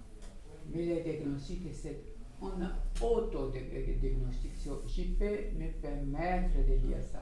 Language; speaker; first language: French; non-native, fluent; Portuguese